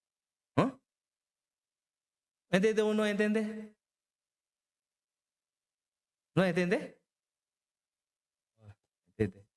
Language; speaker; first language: Spanish; non-native, learner; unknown